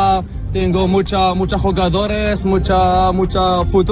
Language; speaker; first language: Spanish; non-native, learner; Arabic